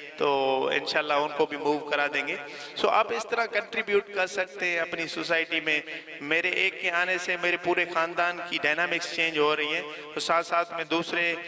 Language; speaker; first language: Urdu; non-native, local second language; Saraiki